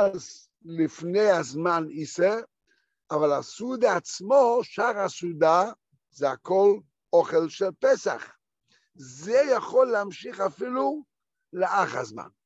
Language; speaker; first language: Hebrew; non-native, fluent; Yiddish